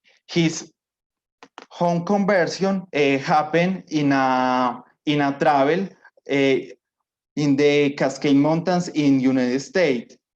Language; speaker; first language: English; non-native, learner; Spanish